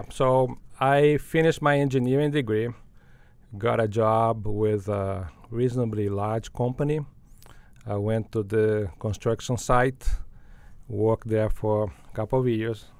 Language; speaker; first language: English; non-native, fluent; Portuguese